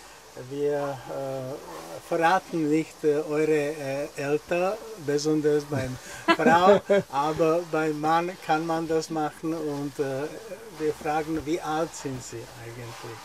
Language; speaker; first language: German; non-native, learner; Slovak